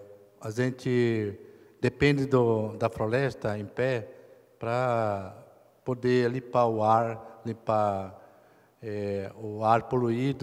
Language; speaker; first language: Portuguese; non-native, local second language; Kayapó